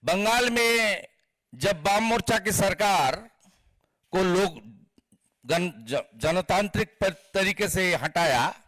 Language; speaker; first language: Hindi; non-native, local second language; Bangla